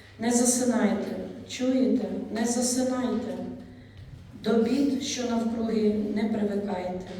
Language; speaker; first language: Ukrainian; native; Ukrainian